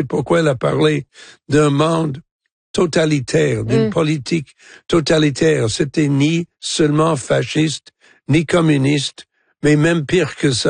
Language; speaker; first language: French; non-native, fluent; English